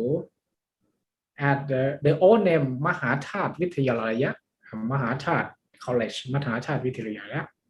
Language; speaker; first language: English; non-native, learner; Thai